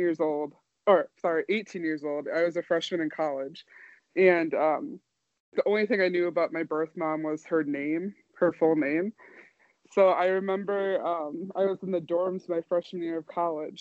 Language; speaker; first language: English; native; English